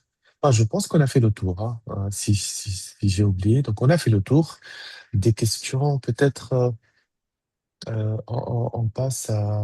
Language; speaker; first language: French; native; French